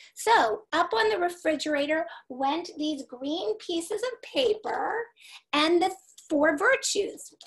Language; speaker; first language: English; native; English